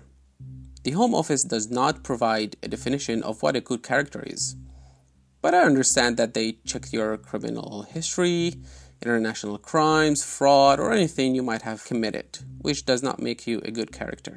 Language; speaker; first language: English; non-native, fluent; Arabic